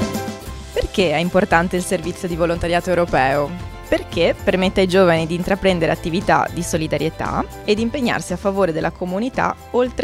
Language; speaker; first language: Italian; native; Italian